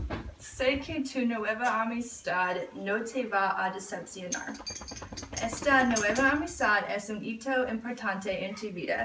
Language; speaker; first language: Spanish; non-native, learner; English